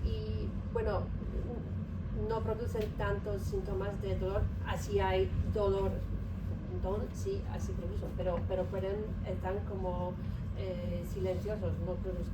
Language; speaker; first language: Spanish; non-native, learner; Polish